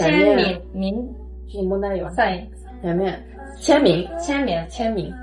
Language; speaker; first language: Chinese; non-native, learner; Japanese